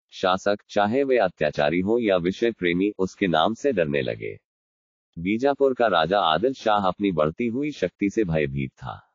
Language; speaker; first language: Hindi; non-native, local second language; Marathi